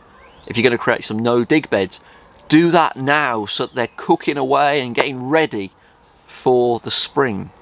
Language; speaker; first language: English; native; English